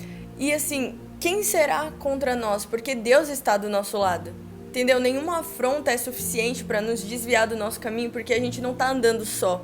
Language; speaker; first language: Portuguese; native; Portuguese